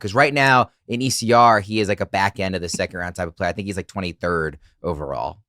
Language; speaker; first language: English; native; English